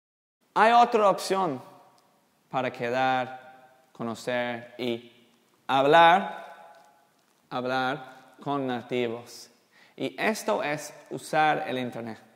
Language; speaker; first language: Spanish; non-native, fluent; English